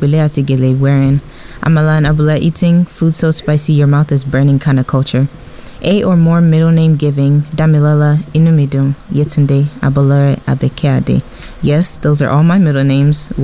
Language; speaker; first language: English; non-native, local second language; Yoruba